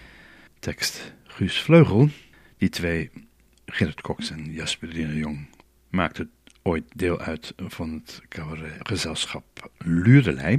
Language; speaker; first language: Dutch; native; Dutch